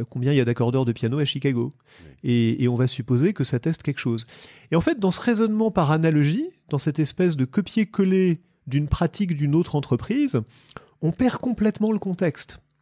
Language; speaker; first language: French; native; French